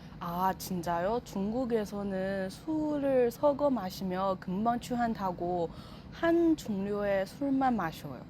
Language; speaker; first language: Korean; non-native, learner; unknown